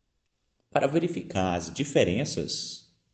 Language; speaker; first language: Portuguese; native; Portuguese